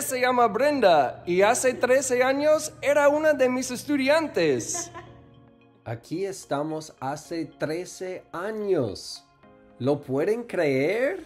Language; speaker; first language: Spanish; non-native, fluent; English